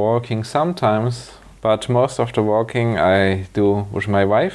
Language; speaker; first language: English; non-native, fluent; German